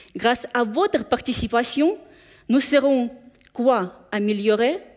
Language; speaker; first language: French; non-native, fluent; Russian